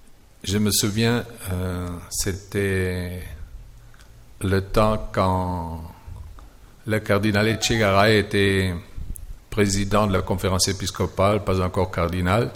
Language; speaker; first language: French; non-native, fluent; German